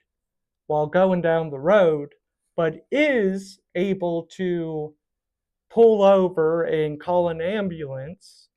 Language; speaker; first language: English; native; English